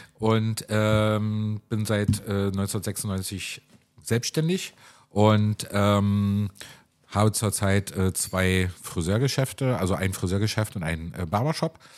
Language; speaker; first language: German; native; German